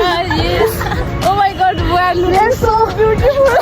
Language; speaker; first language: English; non-native, learner; Nepali